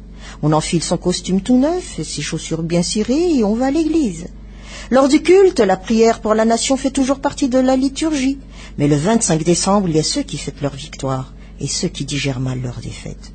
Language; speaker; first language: French; non-native, local second language; Malagasy